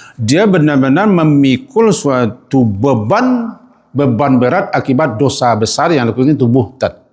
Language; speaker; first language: Malay; non-native, local second language; Minangkabau